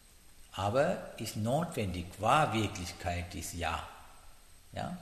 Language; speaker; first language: German; non-native, learner; Sinhala